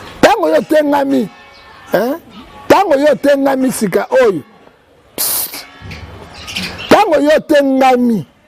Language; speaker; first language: Lingala; native; Lingala